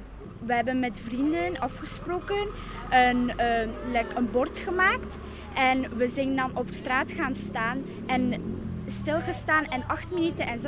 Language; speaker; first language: Dutch; early bilingual, other home language; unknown